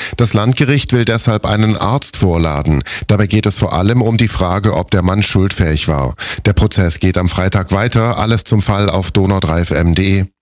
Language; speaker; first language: German; early bilingual, other home language; Italian